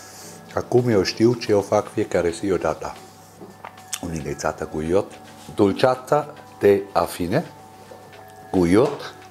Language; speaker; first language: Romanian; non-native, learner; German